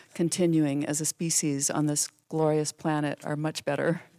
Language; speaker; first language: English; native; English